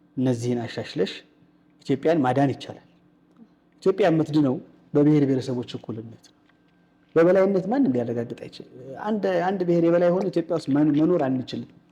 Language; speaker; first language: Amharic; native; Amharic